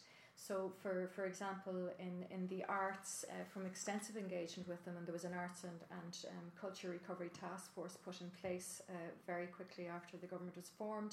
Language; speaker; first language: English; native; English